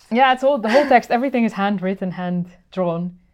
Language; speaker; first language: English; non-native, fluent; Dutch